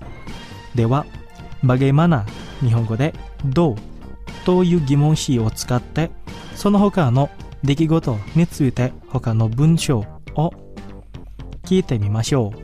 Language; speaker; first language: Japanese; non-native, fluent; Indonesian